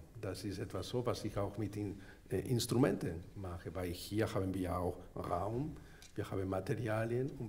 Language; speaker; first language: German; non-native, fluent; Spanish